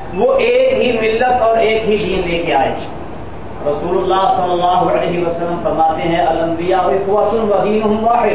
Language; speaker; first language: Urdu; non-native, local second language; Punjabi